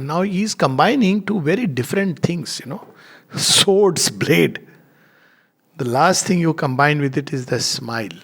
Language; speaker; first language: English; non-native, local second language; Hindi